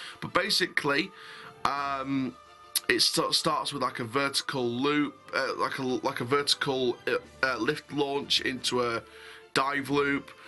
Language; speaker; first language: English; native; English